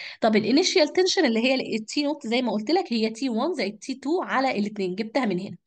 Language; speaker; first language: Arabic; native; Arabic